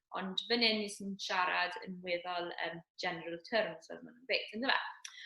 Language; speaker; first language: Welsh; native; Welsh